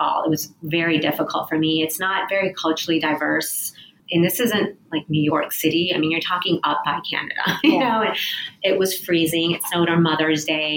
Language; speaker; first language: English; early bilingual, other home language; Spanish